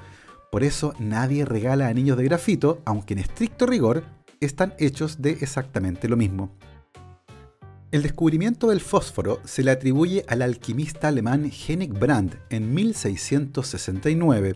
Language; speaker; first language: Spanish; native; Spanish